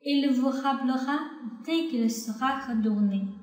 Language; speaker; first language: French; non-native, fluent; Chinese